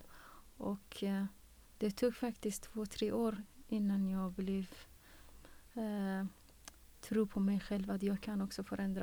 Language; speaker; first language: Swedish; non-native, fluent; Persian